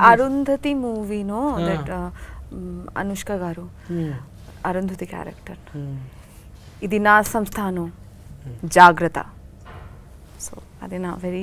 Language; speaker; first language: Telugu; non-native, learner; Bangla